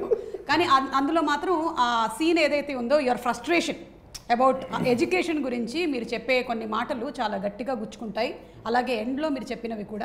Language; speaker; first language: Telugu; native; Telugu